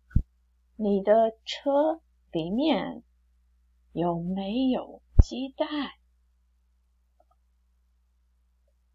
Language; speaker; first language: Chinese; non-native, fluent; English